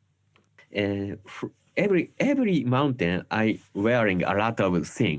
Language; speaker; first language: English; non-native, learner; Japanese